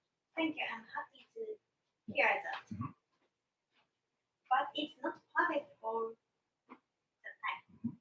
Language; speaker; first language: English; non-native, learner; Japanese